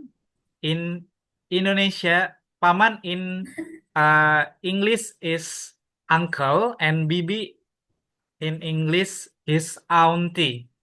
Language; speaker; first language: English; non-native, learner; Indonesian